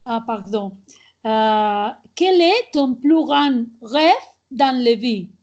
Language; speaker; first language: French; non-native, learner; Catalan